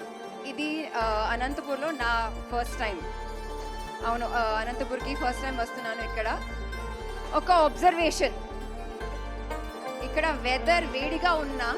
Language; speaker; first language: Telugu; non-native, fluent; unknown